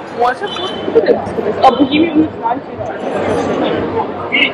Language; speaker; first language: English; non-native, learner; Ukrainian